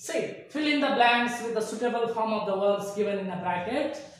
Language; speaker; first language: English; non-native, local second language; Kannada